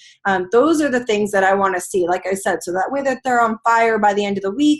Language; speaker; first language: English; native; English